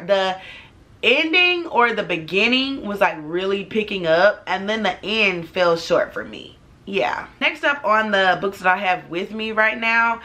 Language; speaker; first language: English; native; English